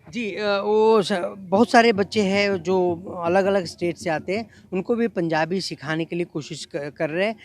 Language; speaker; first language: Hindi; non-native, local second language; Kannada